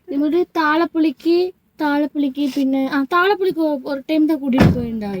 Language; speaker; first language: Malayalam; non-native, learner; Tamil